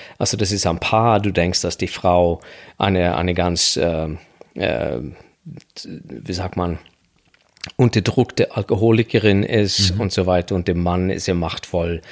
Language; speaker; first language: German; non-native, fluent; Swedish